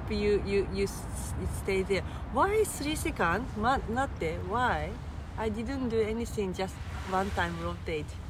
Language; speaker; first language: English; non-native, fluent; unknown